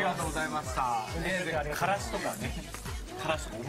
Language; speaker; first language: Japanese; native; Japanese